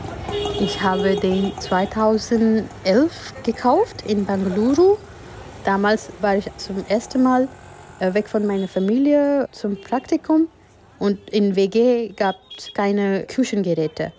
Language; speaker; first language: German; non-native, learner; Gujarati